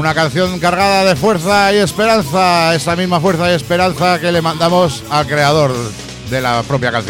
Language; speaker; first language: Spanish; native; Spanish